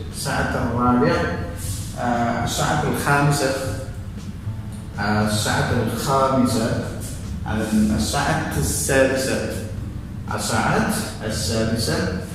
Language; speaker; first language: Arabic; non-native, fluent; Malayalam